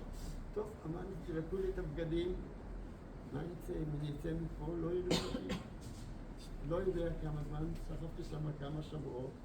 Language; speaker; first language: Hebrew; non-native, fluent; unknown